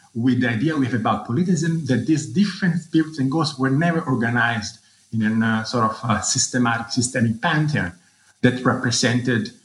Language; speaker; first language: English; non-native, fluent; Italian